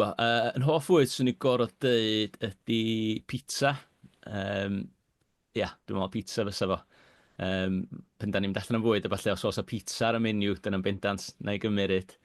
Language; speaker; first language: Welsh; native; Welsh